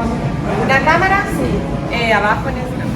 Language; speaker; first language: Spanish; non-native, learner; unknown